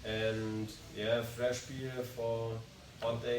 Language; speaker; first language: English; non-native, learner; German